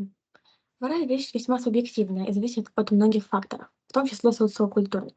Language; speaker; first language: Russian; native; Russian